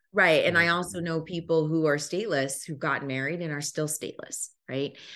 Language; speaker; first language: English; early bilingual, other home language; Lingala